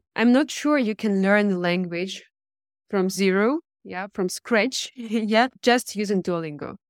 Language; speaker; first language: English; non-native, fluent; Russian